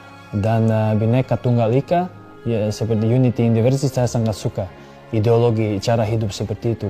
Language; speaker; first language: Indonesian; non-native, fluent; Serbian